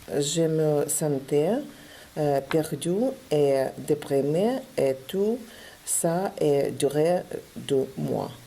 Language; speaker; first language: French; non-native, fluent; Ukrainian